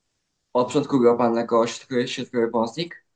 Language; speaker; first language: Polish; native; Polish